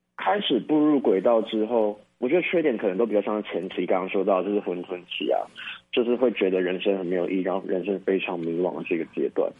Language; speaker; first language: Chinese; native; Chinese